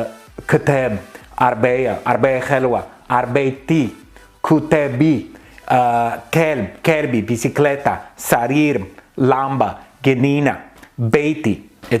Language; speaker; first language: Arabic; non-native, learner; English